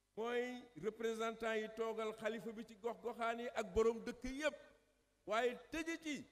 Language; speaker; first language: Wolof; native; Wolof